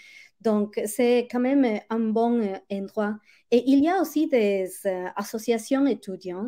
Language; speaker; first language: French; non-native, fluent; Spanish